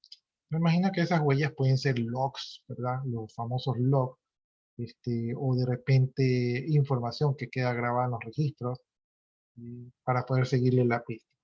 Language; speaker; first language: Spanish; native; Spanish